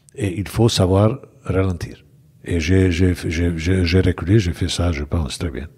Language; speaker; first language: French; non-native, fluent; Bosnian